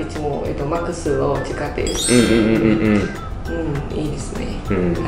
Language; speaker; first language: Japanese; non-native, learner; Vietnamese